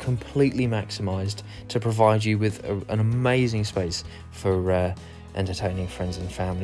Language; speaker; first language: English; native; English